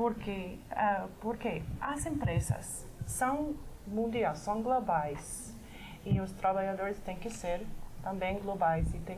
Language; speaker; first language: Portuguese; non-native, fluent; English